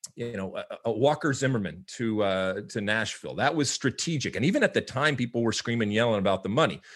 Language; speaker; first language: English; native; English